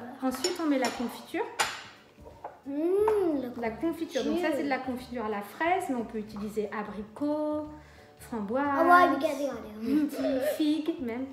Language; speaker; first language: French; native; French